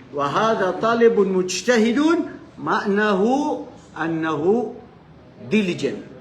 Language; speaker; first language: Arabic; non-native, fluent; Filipino